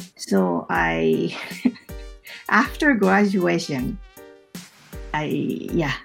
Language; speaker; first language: English; non-native, fluent; Japanese